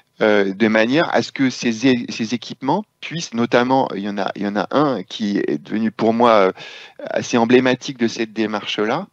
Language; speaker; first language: French; native; French